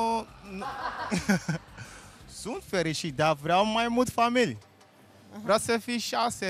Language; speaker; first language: Romanian; non-native, learner; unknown